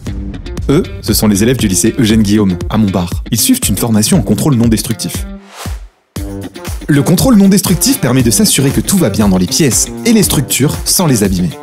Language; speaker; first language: French; native; French